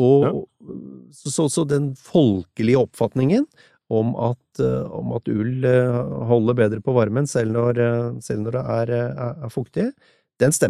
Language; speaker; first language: Norwegian; native; Norwegian